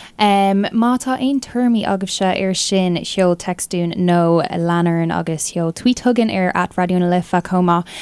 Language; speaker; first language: Irish; non-native, local second language; English